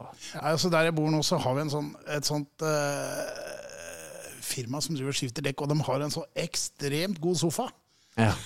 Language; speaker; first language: Norwegian; native; Norwegian